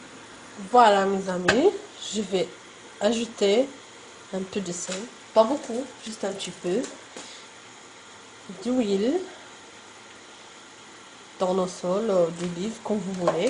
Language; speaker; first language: French; non-native, local second language; Arabic